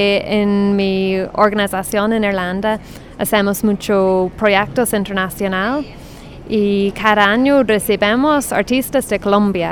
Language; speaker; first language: Spanish; non-native, fluent; English